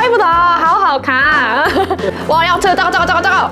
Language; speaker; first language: Chinese; non-native, learner; Korean